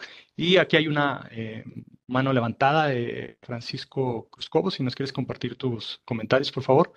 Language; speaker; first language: Spanish; native; Spanish